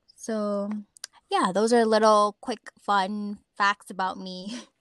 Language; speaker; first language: English; native; English